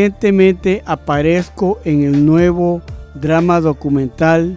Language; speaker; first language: Spanish; early bilingual, heritage; Spanish